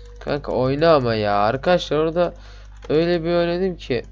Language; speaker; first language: Turkish; native; Turkish